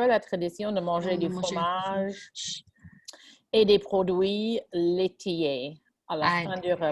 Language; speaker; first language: French; non-native, fluent; English